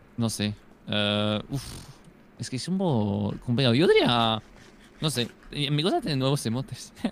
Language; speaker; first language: Spanish; non-native, fluent; French